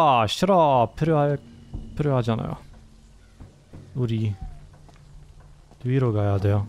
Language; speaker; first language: Korean; non-native, learner; German